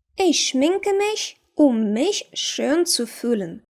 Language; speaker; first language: German; non-native, fluent; Ukrainian